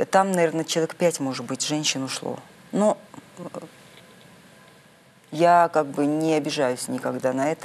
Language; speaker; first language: Russian; native; Russian